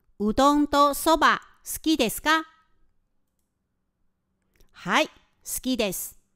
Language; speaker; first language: Japanese; non-native, fluent; Chinese